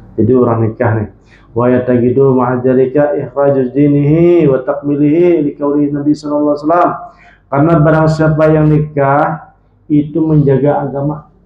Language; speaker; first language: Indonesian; non-native, local second language; Banjar